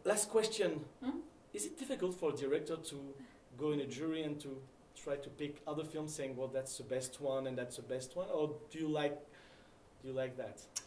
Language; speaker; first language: English; non-native, fluent; French